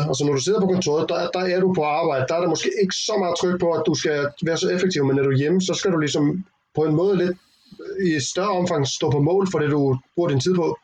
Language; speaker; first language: Danish; native; Danish